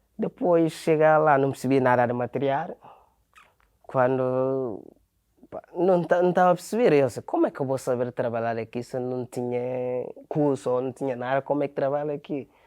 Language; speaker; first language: Portuguese; non-native, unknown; Akan